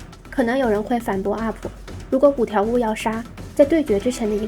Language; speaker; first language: Chinese; native; Chinese